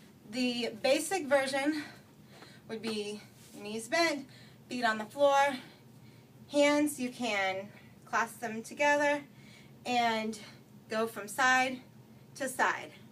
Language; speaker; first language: English; native; English